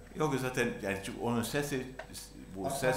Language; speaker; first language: Turkish; non-native, learner; English